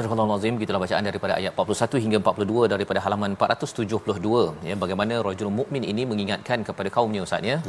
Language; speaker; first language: Malay; native; Malay